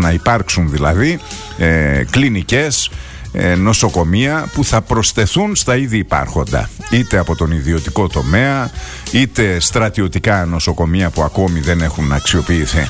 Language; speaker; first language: Greek; native; Greek